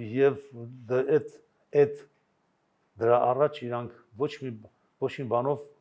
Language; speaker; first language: Armenian; native; Armenian